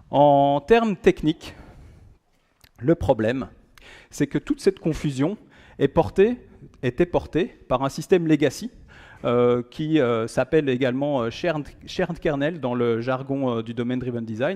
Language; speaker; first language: French; native; French